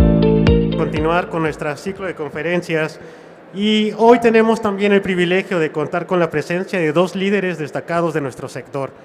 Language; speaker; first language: Spanish; native; Spanish